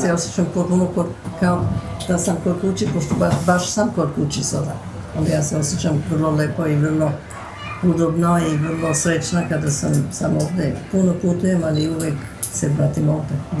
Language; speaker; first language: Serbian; early bilingual, heritage; Serbian